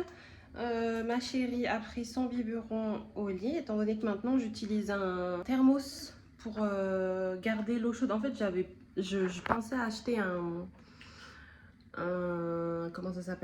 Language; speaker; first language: French; native; French